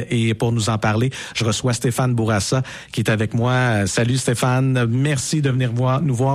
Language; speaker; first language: French; native; French